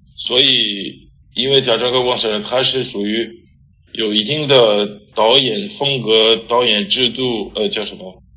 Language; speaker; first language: Chinese; non-native, fluent; French